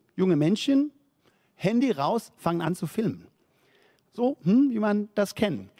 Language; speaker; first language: German; non-native, fluent; Danish